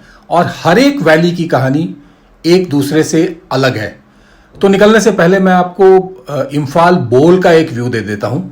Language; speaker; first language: Hindi; native; Hindi